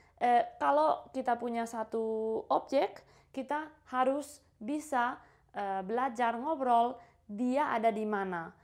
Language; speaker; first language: Indonesian; non-native, fluent; Spanish